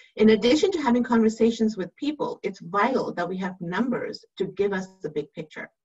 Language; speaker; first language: English; native; English